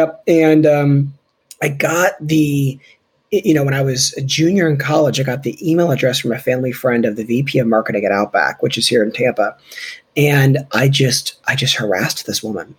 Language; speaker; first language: English; native; English